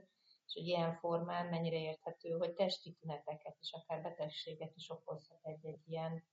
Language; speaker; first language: Hungarian; native; Hungarian